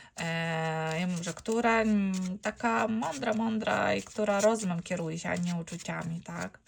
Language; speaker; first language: Polish; non-native, fluent; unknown